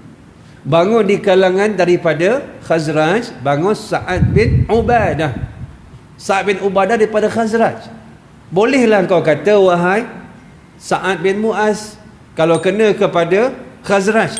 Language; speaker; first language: Malay; native; Malay